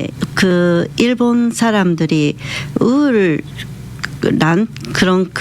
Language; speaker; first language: Korean; early bilingual, heritage; Japanese